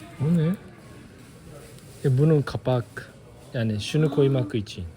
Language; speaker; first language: Turkish; early bilingual, heritage; Turkish